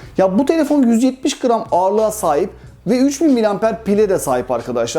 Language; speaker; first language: Turkish; native; Turkish